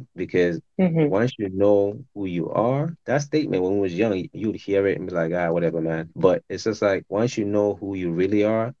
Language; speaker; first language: English; non-native, local second language; Akan